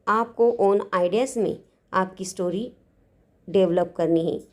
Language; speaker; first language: Hindi; non-native, local second language; Marathi